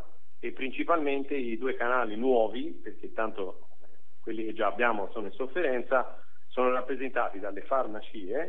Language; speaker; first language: Italian; native; Italian